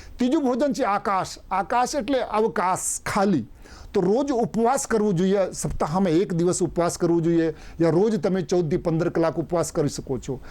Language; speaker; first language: Gujarati; non-native, local second language; Hindi